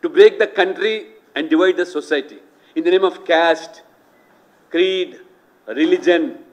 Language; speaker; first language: English; non-native, local second language; Telugu